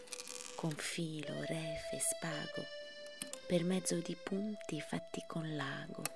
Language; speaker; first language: Italian; native; Italian